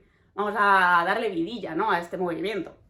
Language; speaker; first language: Spanish; native; Spanish